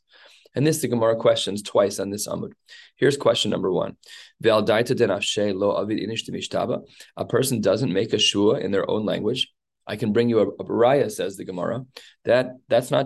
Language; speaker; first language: English; native; English